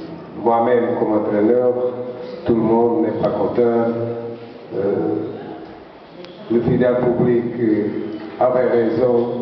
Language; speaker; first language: French; non-native, learner; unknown